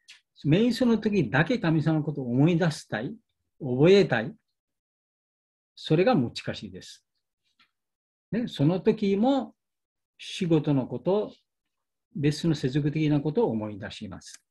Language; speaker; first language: Japanese; non-native, learner; Bangla